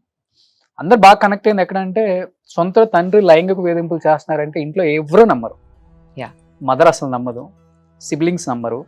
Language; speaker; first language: Telugu; native; Telugu